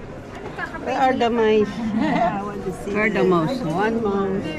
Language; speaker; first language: English; non-native, local second language; Filipino